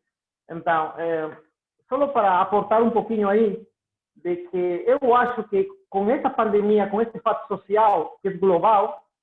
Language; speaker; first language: Portuguese; non-native, learner; Spanish